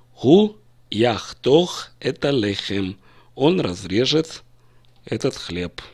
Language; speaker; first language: Russian; native; Russian